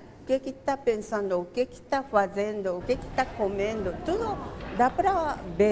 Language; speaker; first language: Portuguese; non-native, learner; Japanese